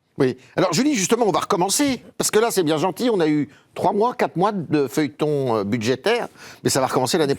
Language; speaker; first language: French; native; French